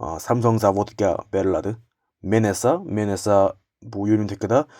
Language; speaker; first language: Uzbek; non-native, learner; Korean